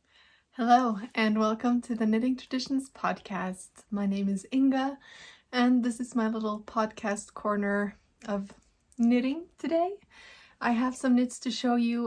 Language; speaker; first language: English; non-native, fluent; Norwegian